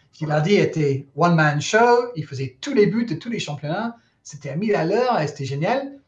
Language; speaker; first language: French; non-native, fluent; English